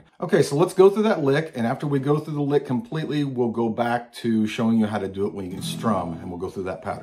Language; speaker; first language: English; native; English